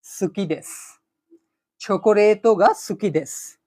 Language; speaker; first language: Japanese; non-native, fluent; Bangla